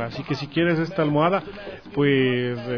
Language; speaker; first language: Spanish; native; Spanish